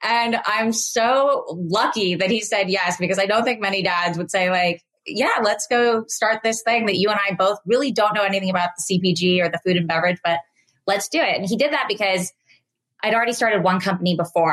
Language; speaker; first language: English; native; English